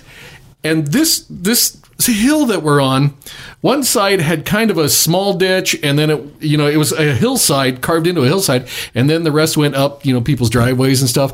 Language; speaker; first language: English; native; English